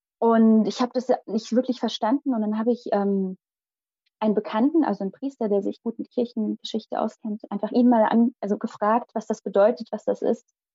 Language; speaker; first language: German; early bilingual, other home language; Malayalam